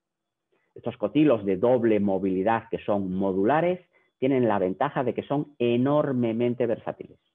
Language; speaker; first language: Spanish; native; Spanish